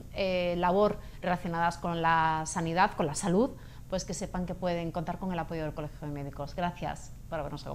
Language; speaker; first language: Spanish; native; Spanish